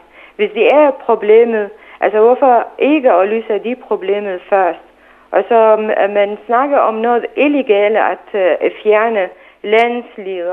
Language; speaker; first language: Danish; non-native, fluent; Arabic